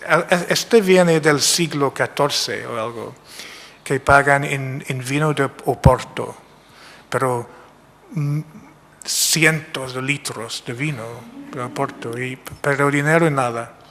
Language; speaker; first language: Spanish; non-native, fluent; English